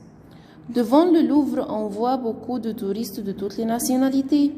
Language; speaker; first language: French; non-native, fluent; Arabic